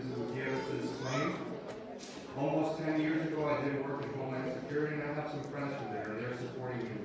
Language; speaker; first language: English; early bilingual, other home language; Spanish